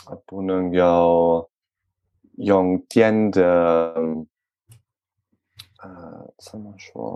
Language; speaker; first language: Chinese; non-native, learner; French